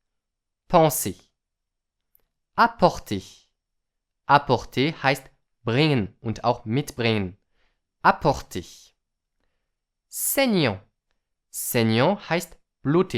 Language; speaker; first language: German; non-native, fluent; French